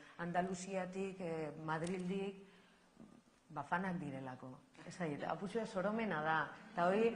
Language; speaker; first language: Basque; native; Basque